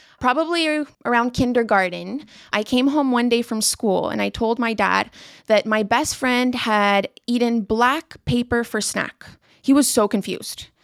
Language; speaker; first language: English; non-native, local second language; Spanish